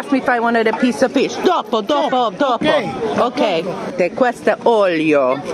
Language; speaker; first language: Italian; non-native, learner; English